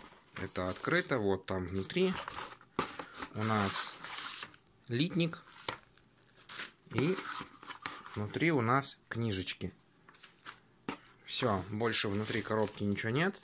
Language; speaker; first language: Russian; native; Russian